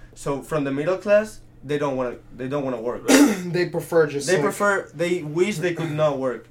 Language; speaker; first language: English; early bilingual, other home language; Italian